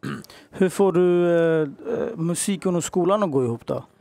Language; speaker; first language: Swedish; native; Swedish